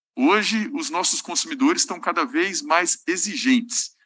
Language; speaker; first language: Portuguese; native; Portuguese